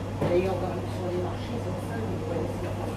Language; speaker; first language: French; native; French